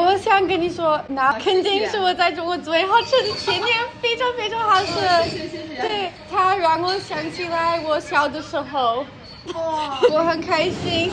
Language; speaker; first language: Chinese; non-native, fluent; English